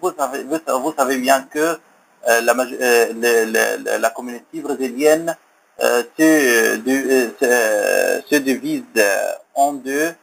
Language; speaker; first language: French; non-native, learner; Arabic